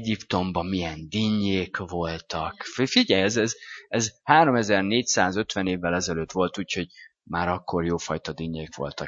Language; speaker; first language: Hungarian; native; Hungarian